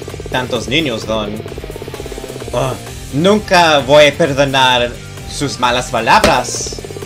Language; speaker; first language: Spanish; non-native, learner; English